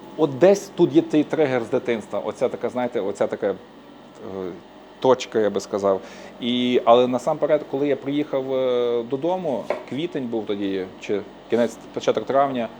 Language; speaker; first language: Ukrainian; native; Ukrainian